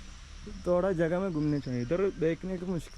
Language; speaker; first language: Hindi; non-native, local second language; Malayalam